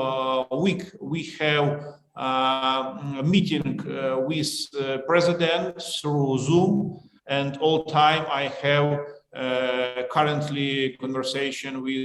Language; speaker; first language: English; non-native, learner; Ukrainian